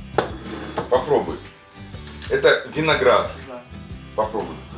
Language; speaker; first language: Russian; native; Russian